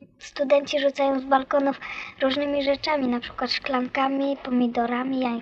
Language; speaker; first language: Polish; native; Polish